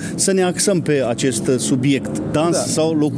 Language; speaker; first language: Romanian; native; Romanian